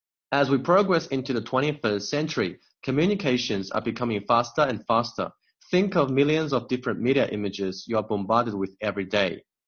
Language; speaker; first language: English; non-native, fluent; Chinese